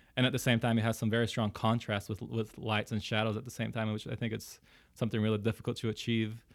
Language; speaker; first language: English; early bilingual, other home language; Portuguese